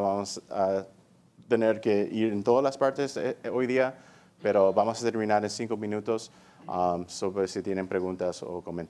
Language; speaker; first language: Spanish; early bilingual, heritage; English